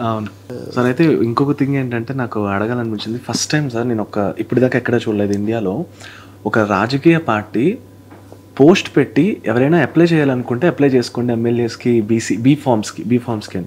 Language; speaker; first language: Telugu; native; Telugu